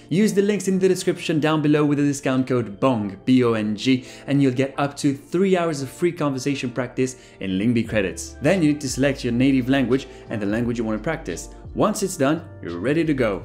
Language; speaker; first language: English; non-native, fluent; French